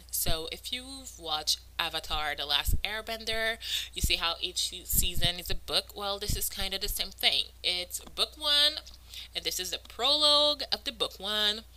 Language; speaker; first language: English; non-native, fluent; French